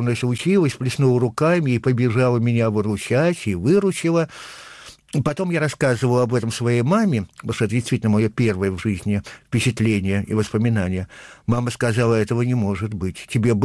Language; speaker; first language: Russian; native; Russian